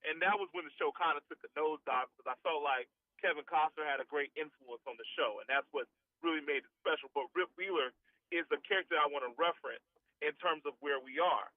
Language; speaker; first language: English; native; English